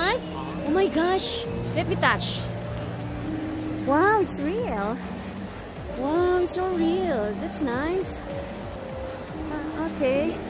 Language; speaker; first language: English; non-native, local second language; Filipino